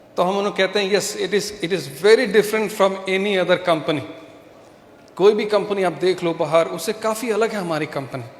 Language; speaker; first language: Hindi; non-native, local second language; Malayalam